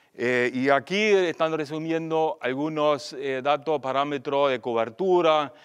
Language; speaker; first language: Spanish; non-native, fluent; German